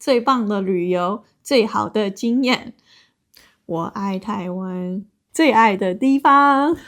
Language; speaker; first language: Chinese; non-native, fluent; English